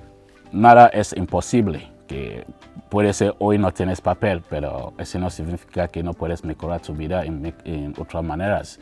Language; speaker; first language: Spanish; non-native, learner; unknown